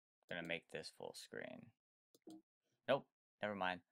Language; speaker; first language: English; native; English